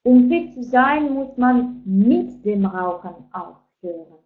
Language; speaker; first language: German; non-native, fluent; Russian